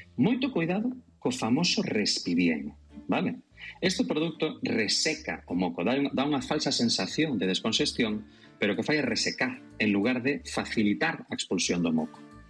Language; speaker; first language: Galician; non-native, local second language; Spanish